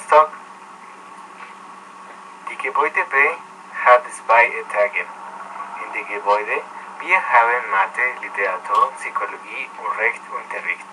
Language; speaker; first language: German; non-native, learner; Spanish